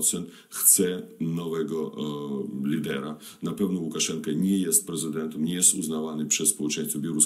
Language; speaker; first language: Polish; non-native, fluent; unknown